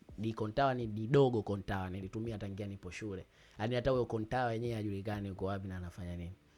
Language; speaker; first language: Swahili; native; Swahili